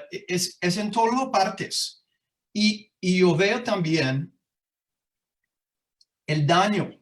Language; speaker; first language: Spanish; non-native, fluent; English